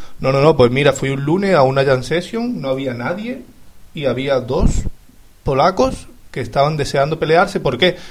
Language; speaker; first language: Spanish; native; Spanish